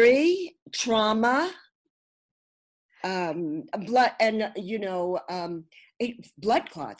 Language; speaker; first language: English; native; English